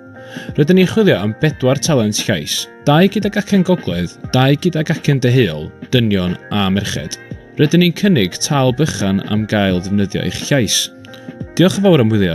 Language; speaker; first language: Welsh; native; Welsh